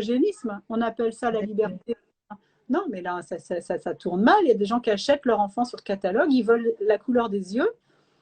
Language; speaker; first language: French; native; French